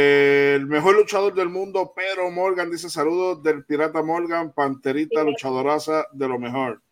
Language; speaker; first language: Spanish; native; Spanish